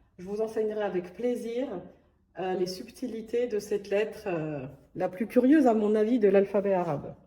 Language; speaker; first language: French; native; French